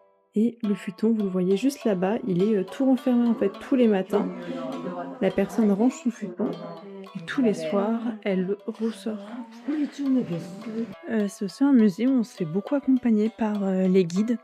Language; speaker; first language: French; native; French